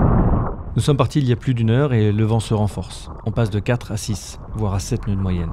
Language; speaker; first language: French; native; French